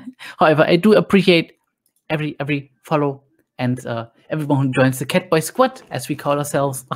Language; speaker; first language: English; non-native, fluent; German